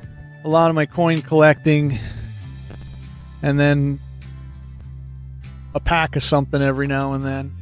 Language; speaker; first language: English; native; English